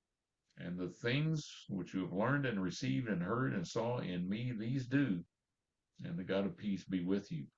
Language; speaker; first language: English; native; English